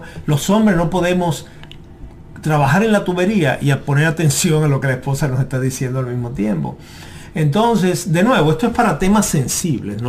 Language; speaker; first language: Spanish; native; Spanish